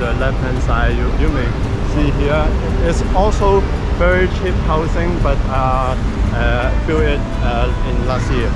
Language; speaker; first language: English; non-native, learner; Cantonese